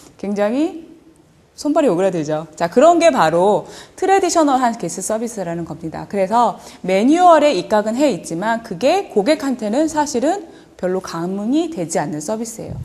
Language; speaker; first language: Korean; early bilingual, heritage; Korean